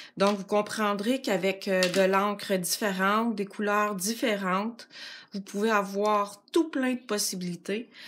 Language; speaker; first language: French; native; French